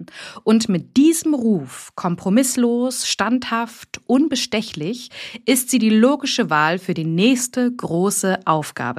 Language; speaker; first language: German; native; German